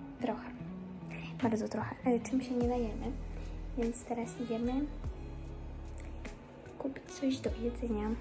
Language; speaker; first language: Polish; early bilingual, other home language; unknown